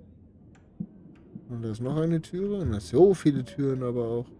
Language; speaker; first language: German; native; German